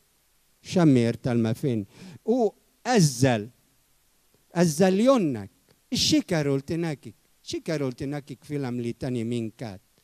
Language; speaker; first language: Hungarian; non-native, fluent; Arabic